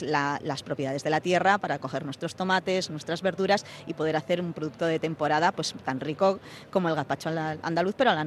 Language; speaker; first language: Spanish; native; Spanish